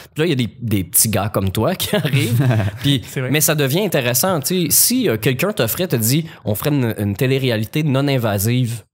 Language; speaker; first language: French; native; French